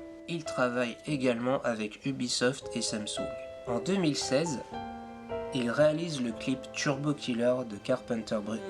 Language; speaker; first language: French; native; French